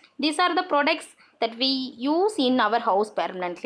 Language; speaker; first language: English; non-native, local second language; Tamil